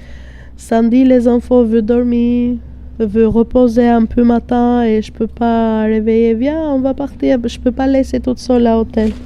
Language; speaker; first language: French; non-native, learner; Albanian